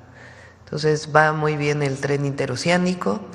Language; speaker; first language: Spanish; native; Spanish